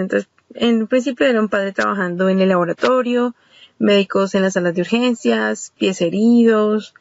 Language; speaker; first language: Spanish; native; Spanish